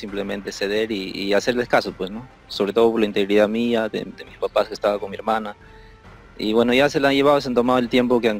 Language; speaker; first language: Spanish; native; Spanish